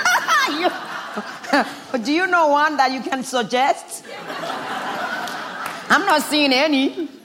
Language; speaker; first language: English; non-native, fluent; Fon